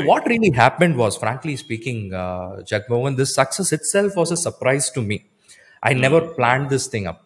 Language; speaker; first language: English; non-native, local second language; Tamil